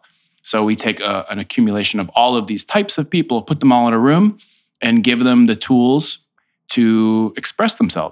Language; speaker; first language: English; native; English